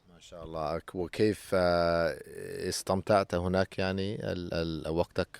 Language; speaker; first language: Arabic; non-native, fluent; English